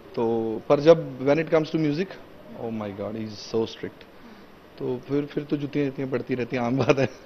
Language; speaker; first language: Hindi; native; Hindi